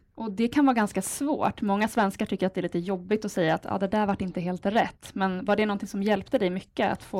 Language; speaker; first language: Swedish; native; Swedish